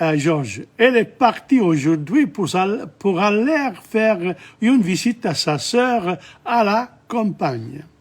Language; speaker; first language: French; non-native, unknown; English